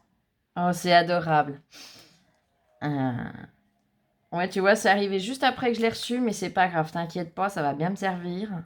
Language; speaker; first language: French; native; French